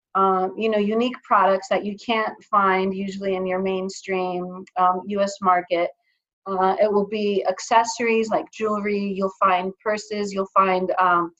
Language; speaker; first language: English; early bilingual, other home language; Greek